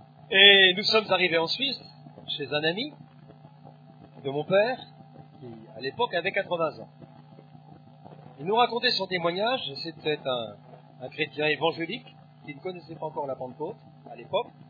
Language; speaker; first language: French; native; French